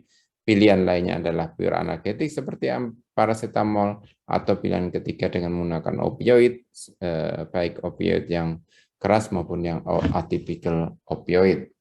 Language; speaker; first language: Indonesian; native; Indonesian